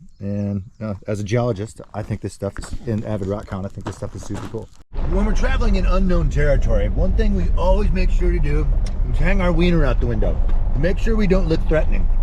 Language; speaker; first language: English; native; English